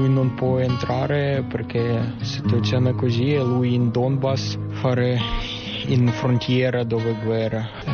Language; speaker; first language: Italian; non-native, learner; Ukrainian